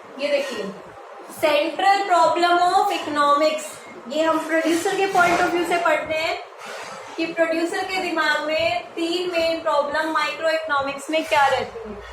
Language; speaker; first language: Hindi; native; Hindi